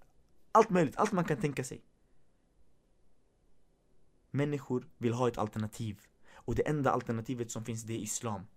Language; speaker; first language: Swedish; early bilingual, other home language; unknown